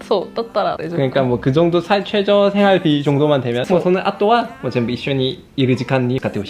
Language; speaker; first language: Korean; native; Korean